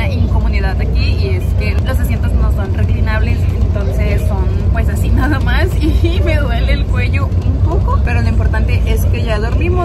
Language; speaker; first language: Spanish; native; Spanish